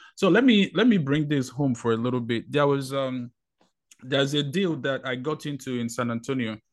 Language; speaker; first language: English; non-native, local second language; Igbo